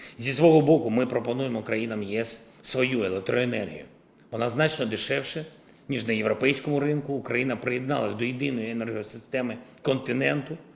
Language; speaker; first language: Ukrainian; non-native, local second language; Russian